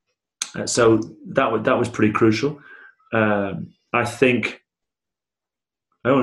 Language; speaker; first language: English; native; English